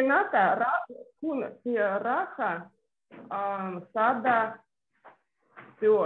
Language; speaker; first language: Finnish; non-native, learner; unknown